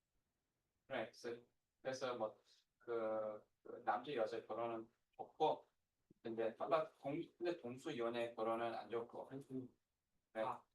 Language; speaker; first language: Korean; non-native, learner; English